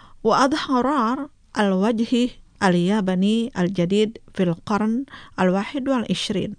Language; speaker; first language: Arabic; non-native, fluent; Indonesian